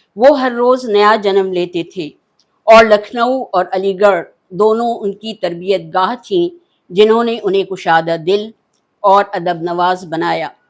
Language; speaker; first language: Urdu; native; Urdu